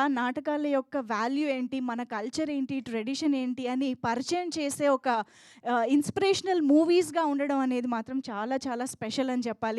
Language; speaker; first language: Telugu; native; Telugu